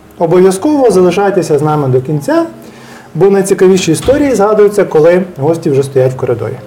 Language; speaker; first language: Ukrainian; native; Ukrainian